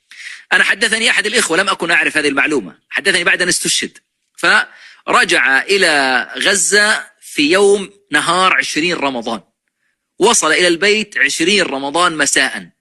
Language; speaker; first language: Arabic; native; Arabic